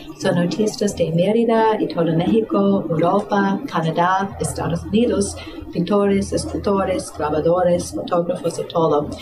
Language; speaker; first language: Spanish; non-native, fluent; English